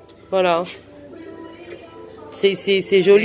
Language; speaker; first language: French; native; French